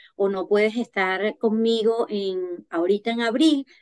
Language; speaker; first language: Spanish; native; Spanish